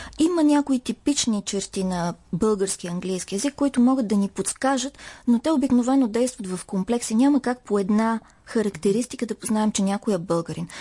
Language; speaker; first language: Bulgarian; native; Bulgarian